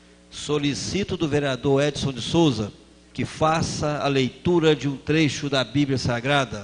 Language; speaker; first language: Portuguese; native; Portuguese